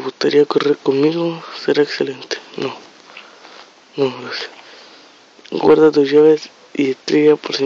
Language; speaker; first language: Spanish; native; Spanish